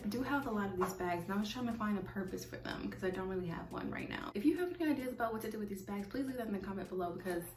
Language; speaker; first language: English; native; English